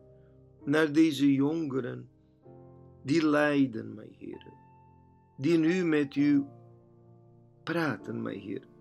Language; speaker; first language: Dutch; non-native, learner; Portuguese